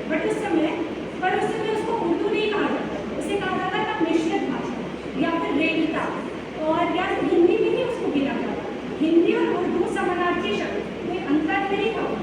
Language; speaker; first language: Hindi; native; Hindi